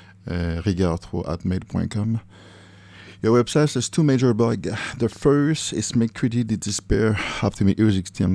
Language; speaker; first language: English; non-native, learner; French